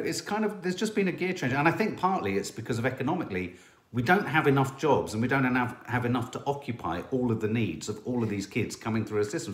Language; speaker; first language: English; native; English